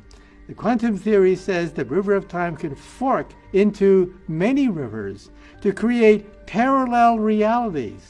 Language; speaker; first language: English; native; English